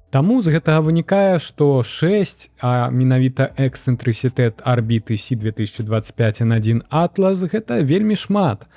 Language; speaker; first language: Belarusian; native; Belarusian